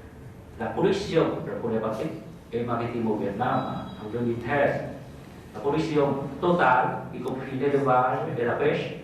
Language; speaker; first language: French; non-native, fluent; Vietnamese